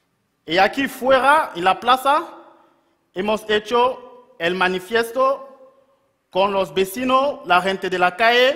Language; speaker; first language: Spanish; non-native, local second language; French